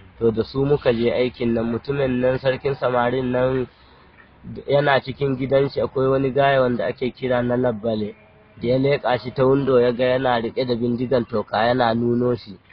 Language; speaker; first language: Hausa; non-native, local second language; Fula